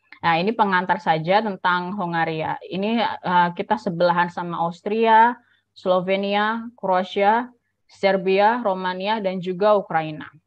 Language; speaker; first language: Indonesian; native; Indonesian